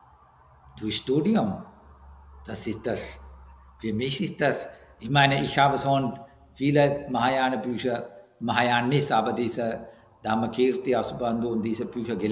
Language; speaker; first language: German; non-native, learner; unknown